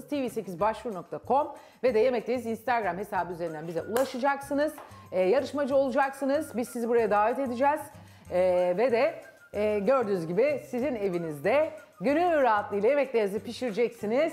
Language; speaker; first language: Turkish; native; Turkish